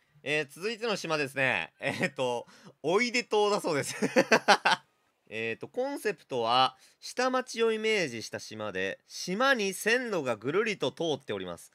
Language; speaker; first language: Japanese; native; Japanese